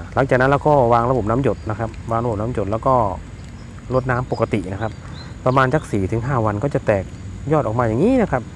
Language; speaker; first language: Thai; non-native, local second language; Northeastern Thai